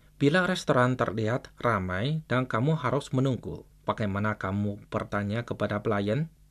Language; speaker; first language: Indonesian; non-native, fluent; Chinese